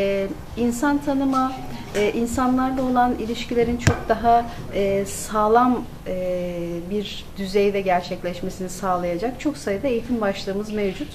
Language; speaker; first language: Turkish; native; Turkish